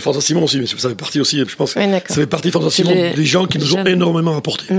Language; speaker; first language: French; native; French